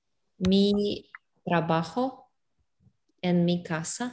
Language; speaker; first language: Spanish; non-native, learner; Russian